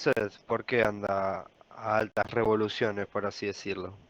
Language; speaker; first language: Spanish; native; Spanish